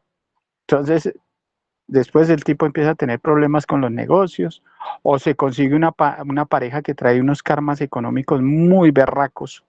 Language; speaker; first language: Spanish; native; Spanish